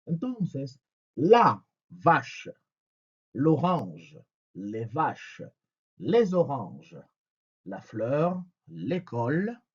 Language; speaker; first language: French; non-native, fluent; Spanish